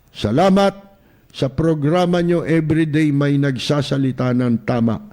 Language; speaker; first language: Filipino; native; Filipino